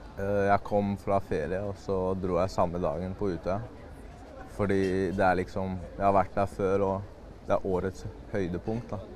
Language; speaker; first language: Norwegian; early bilingual, other home language; Chechen